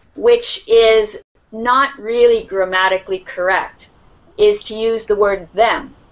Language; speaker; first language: English; native; English